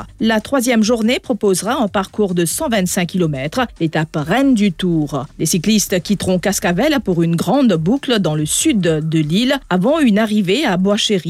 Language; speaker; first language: French; non-native, local second language; Morisyen